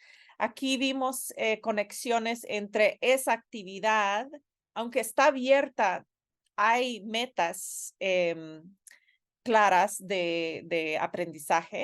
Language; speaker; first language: Spanish; non-native, fluent; English